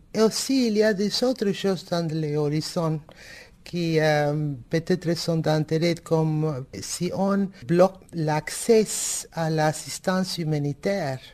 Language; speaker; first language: French; non-native, fluent; Spanish